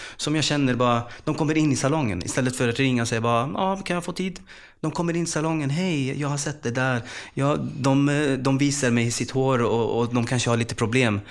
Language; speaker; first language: Swedish; early bilingual, other home language; Arabic